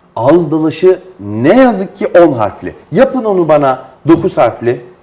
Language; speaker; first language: Turkish; native; Turkish